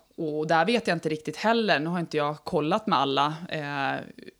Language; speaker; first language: Swedish; native; Swedish